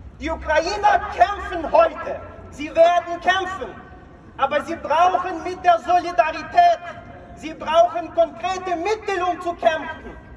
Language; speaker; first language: German; non-native, fluent; Ukrainian